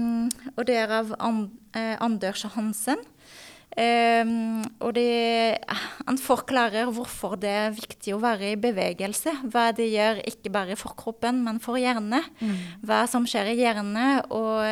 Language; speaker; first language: Norwegian; non-native, fluent; French